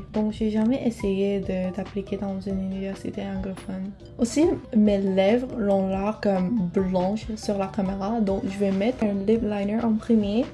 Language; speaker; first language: French; non-native, fluent; Korean